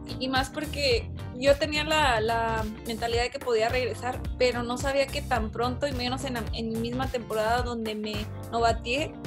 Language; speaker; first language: Spanish; native; Spanish